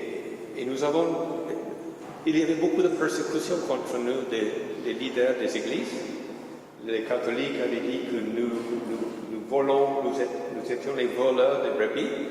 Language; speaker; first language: French; non-native, fluent; English